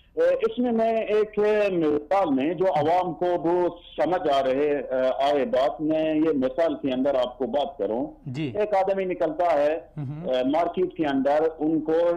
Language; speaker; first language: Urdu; non-native, learner; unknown